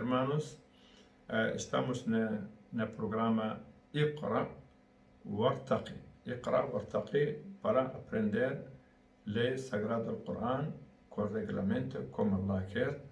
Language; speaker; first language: Spanish; non-native, learner; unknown